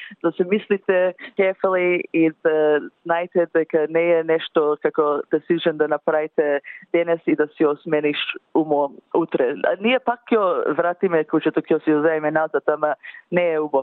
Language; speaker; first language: Macedonian; early bilingual, heritage; English